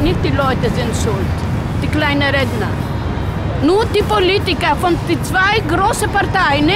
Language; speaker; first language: German; non-native, fluent; Greek